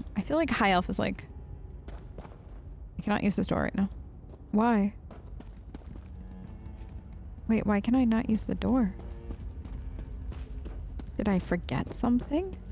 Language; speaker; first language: English; native; English